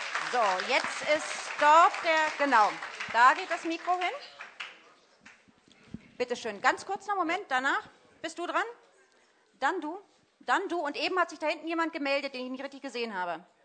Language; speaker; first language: German; native; German